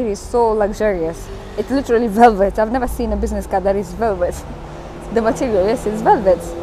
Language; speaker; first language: English; non-native, fluent; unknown